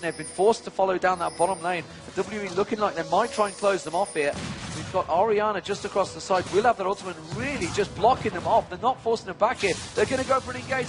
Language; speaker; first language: English; native; English